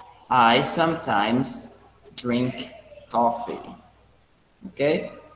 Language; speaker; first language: English; non-native, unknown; Portuguese